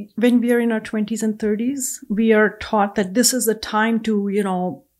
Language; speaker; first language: English; non-native, local second language; Punjabi